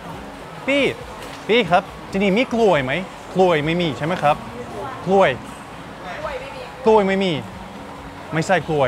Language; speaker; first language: Thai; non-native, learner; Russian